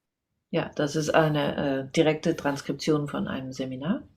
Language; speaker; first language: German; non-native, fluent; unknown